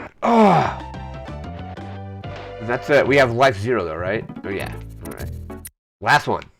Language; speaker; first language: English; native; English